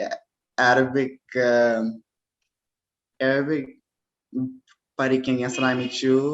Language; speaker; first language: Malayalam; non-native, learner; English